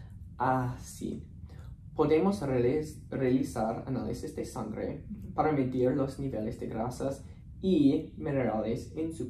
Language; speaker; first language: Spanish; non-native, learner; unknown